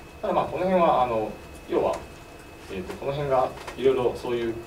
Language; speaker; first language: Japanese; native; Japanese